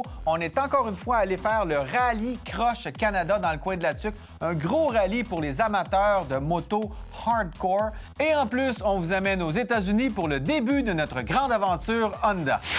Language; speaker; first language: French; native; French